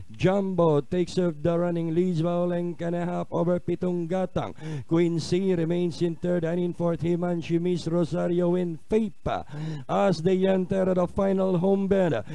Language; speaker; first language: English; non-native, local second language; Filipino